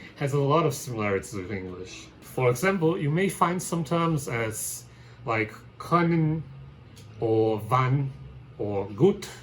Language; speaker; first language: English; non-native, fluent; Portuguese